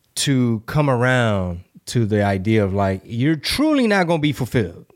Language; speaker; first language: English; early bilingual, other home language; Spanish